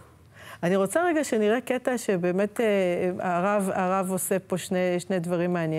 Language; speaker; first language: Hebrew; native; Hebrew